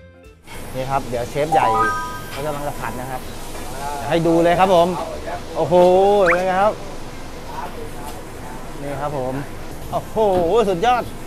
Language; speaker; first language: Thai; native; Thai